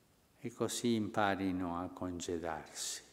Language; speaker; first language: Italian; non-native, fluent; Spanish